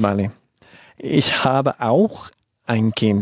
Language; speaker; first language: German; non-native, learner; Spanish